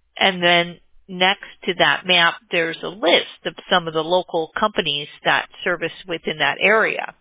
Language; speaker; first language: English; native; English